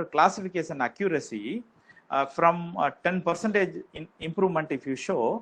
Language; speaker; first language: English; non-native, local second language; Tamil